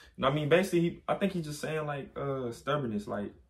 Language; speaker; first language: English; native; English